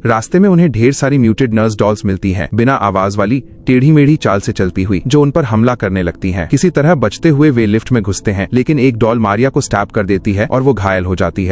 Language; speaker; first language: Hindi; native; Hindi